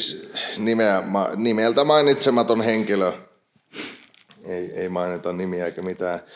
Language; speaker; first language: Finnish; native; Finnish